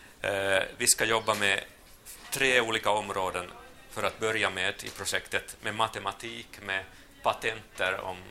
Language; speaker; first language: Swedish; non-native, local second language; Finnish